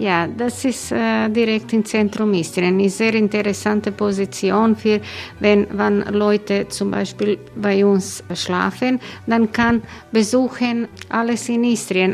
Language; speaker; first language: German; non-native, learner; Croatian